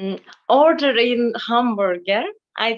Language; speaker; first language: English; non-native, learner; Russian